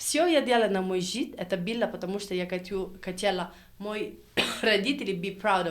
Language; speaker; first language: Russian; non-native, learner; Italian